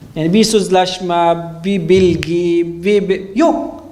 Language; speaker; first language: Turkish; non-native, fluent; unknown